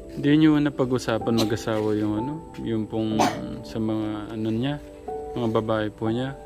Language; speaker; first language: Filipino; native; Filipino